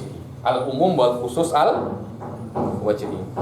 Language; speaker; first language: Arabic; non-native, fluent; Indonesian